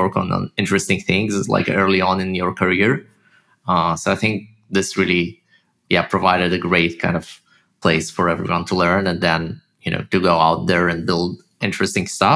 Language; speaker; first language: English; non-native, fluent; Russian